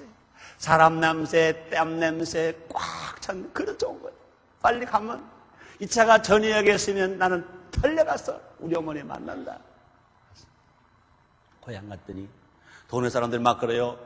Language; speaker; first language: Korean; native; Korean